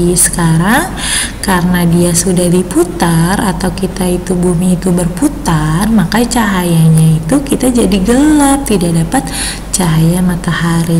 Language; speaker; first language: Indonesian; native; Indonesian